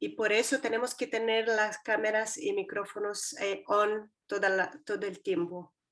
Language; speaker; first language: Spanish; non-native, fluent; Portuguese